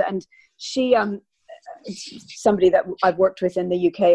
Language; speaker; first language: English; native; English